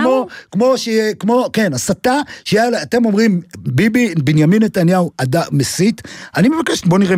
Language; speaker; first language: Hebrew; native; Hebrew